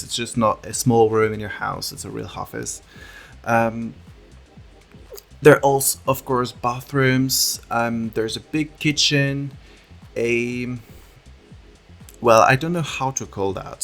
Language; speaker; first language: English; non-native, fluent; French